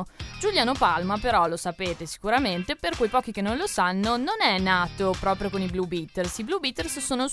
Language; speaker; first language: Italian; native; Italian